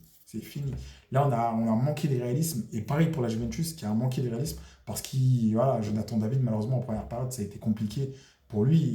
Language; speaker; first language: French; native; French